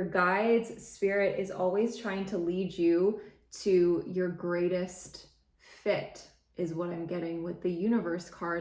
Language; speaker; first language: English; native; English